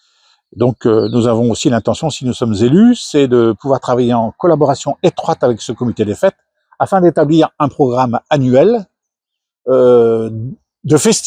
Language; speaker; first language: French; native; French